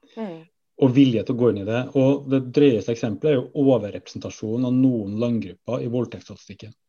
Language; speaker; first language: Norwegian; native; Norwegian